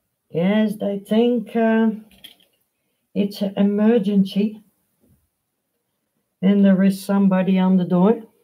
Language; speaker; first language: English; non-native, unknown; Dutch